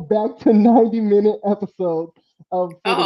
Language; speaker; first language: English; native; English